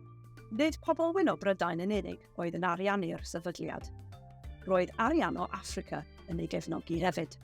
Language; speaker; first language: Welsh; native; Welsh